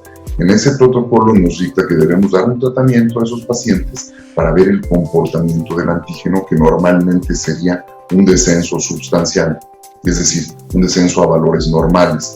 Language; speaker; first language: Spanish; native; Spanish